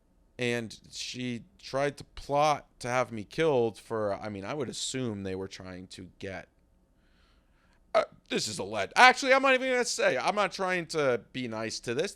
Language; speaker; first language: English; native; English